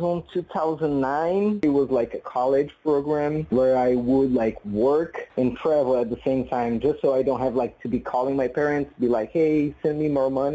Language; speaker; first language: English; non-native, fluent; Portuguese